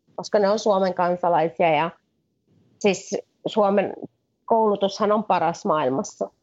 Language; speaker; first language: Finnish; native; Finnish